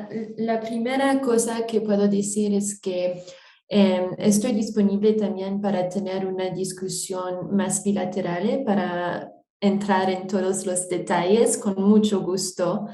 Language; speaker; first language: Spanish; non-native, fluent; French